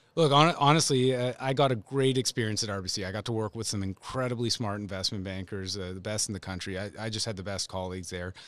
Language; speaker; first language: English; native; English